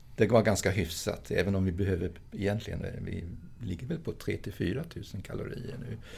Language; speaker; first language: Swedish; early bilingual, other home language; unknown